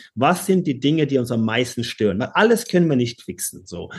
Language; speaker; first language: German; non-native, fluent; Norwegian